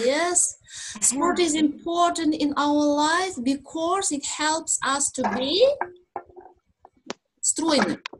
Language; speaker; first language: English; non-native, fluent; Kazakh